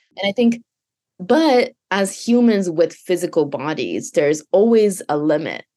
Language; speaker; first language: English; non-native, fluent; Japanese